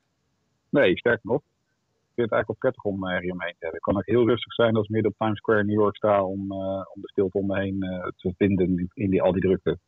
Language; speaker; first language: Dutch; native; Dutch